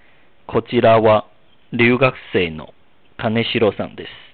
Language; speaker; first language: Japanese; non-native, fluent; Chinese